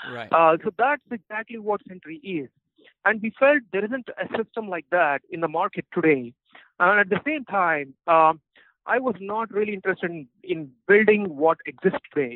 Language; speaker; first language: English; non-native, local second language; Telugu